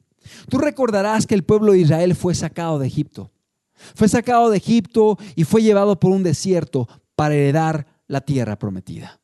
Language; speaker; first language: Spanish; native; Spanish